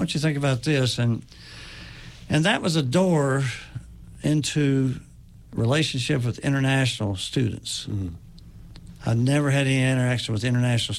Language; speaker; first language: English; native; English